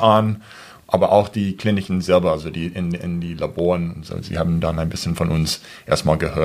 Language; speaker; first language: German; non-native, fluent; English